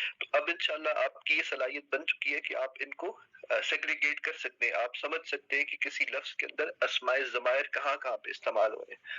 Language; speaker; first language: Urdu; native; Urdu